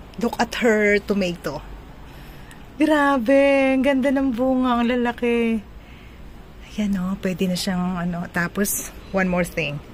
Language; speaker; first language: Filipino; non-native, local second language; Cebuano